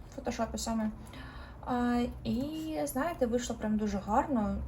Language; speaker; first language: Ukrainian; non-native, local second language; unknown